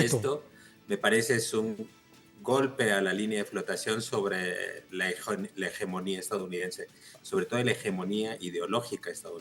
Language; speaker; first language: Spanish; native; Spanish